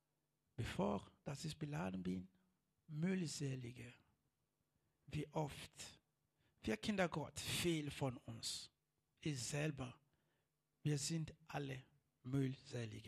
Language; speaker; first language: German; non-native, learner; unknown